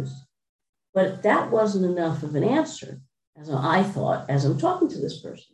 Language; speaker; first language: English; native; English